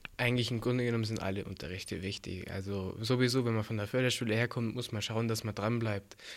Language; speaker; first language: German; native; German